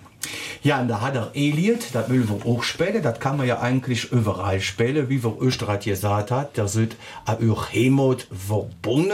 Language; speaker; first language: German; native; German